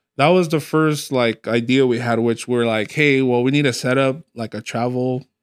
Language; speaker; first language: English; native; English